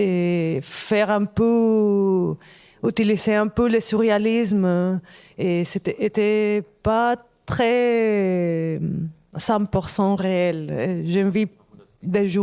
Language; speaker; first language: French; non-native, fluent; Spanish